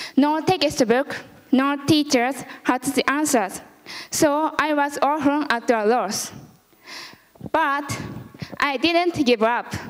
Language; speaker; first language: English; early bilingual, other home language; Japanese